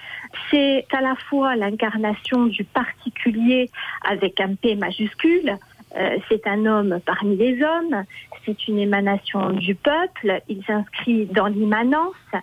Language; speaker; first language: French; native; French